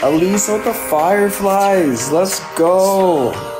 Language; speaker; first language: English; native; English